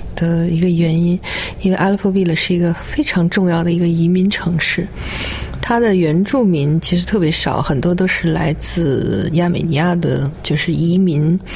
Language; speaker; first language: Chinese; native; Chinese